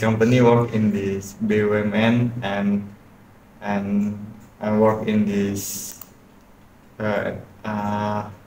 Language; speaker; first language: English; non-native, learner; Indonesian